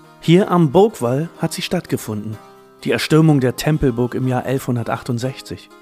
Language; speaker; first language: German; native; German